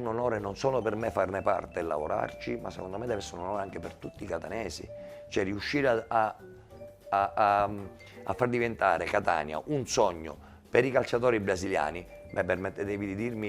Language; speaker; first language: Italian; native; Italian